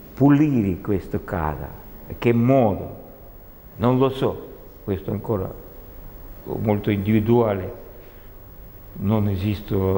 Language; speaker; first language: Italian; non-native, learner; Russian